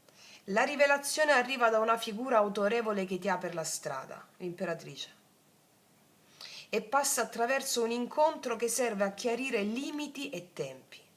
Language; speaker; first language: Italian; native; Italian